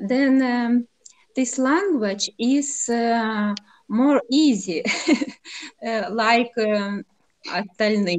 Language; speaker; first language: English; non-native, learner; Russian